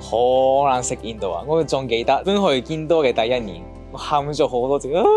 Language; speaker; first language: Cantonese; non-native, fluent; Japanese